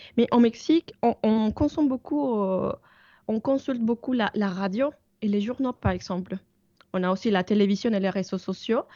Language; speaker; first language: French; non-native, fluent; Spanish